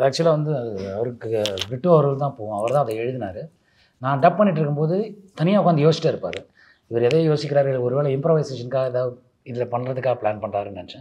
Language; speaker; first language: Tamil; native; Tamil